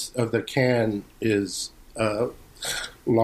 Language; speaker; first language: English; native; English